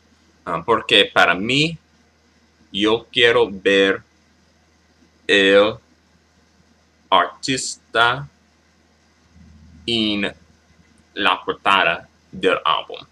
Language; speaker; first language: Spanish; non-native, learner; English